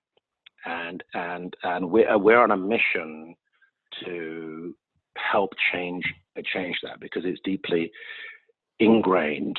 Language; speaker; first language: English; native; English